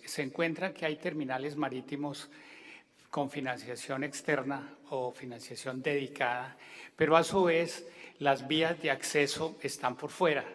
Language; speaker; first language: Spanish; native; Spanish